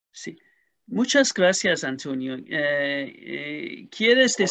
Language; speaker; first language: Spanish; non-native, learner; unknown